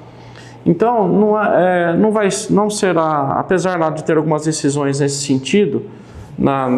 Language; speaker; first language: Portuguese; native; Portuguese